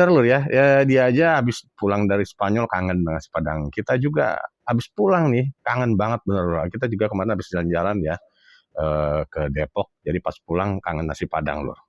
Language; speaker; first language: Indonesian; native; Indonesian